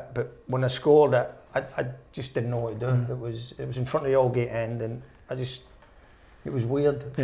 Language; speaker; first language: English; native; English